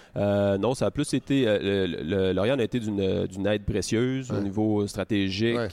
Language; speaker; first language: French; native; French